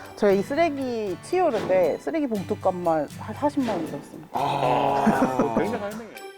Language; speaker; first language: Korean; native; Korean